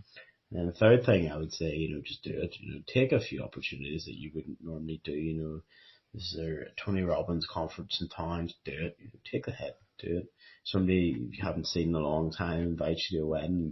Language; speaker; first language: English; native; English